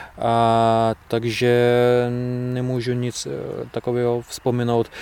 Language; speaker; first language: Czech; non-native, fluent; Russian